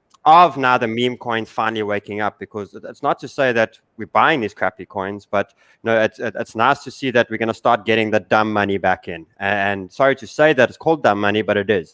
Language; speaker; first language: English; native; English